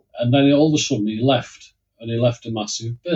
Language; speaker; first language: English; native; English